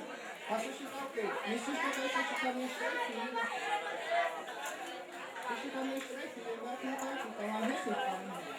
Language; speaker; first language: Portuguese; native; Portuguese